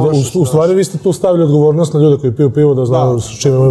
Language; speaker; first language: Serbian; native; Serbian